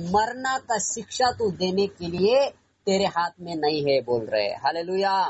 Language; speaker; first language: Hindi; non-native, local second language; Kannada